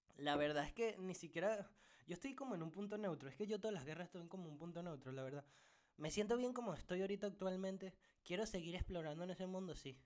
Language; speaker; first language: Spanish; native; Spanish